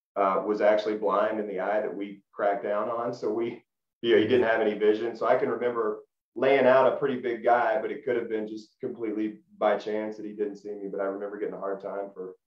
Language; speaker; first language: English; native; English